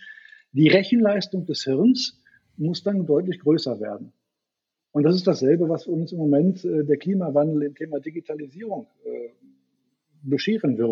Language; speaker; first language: German; native; German